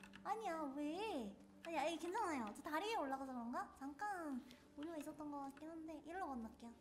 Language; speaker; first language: Korean; native; Korean